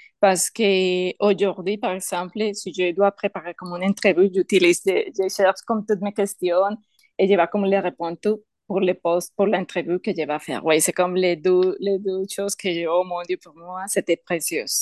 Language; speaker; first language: French; non-native, learner; Spanish